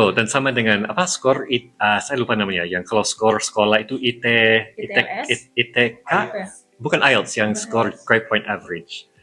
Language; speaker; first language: Indonesian; non-native, fluent; English